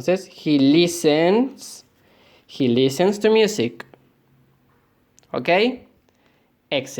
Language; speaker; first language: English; non-native, fluent; Spanish